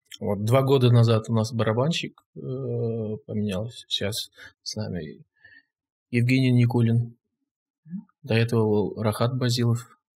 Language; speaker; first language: Russian; non-native, local second language; Kazakh